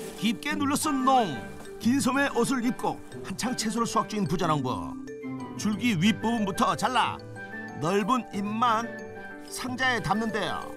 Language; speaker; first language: Korean; native; Korean